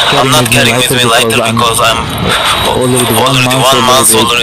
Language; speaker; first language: English; non-native, learner; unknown